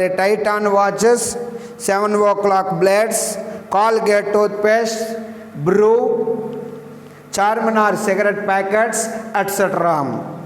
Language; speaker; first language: English; non-native, local second language; Telugu